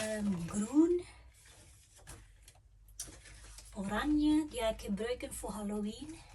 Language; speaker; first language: Dutch; non-native, fluent; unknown